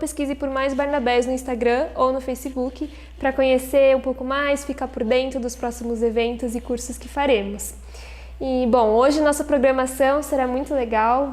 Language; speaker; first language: Portuguese; native; Portuguese